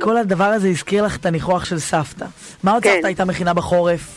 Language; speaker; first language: Hebrew; native; Hebrew